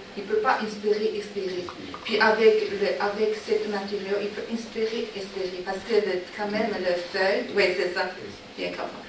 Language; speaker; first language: French; non-native, learner; Chinese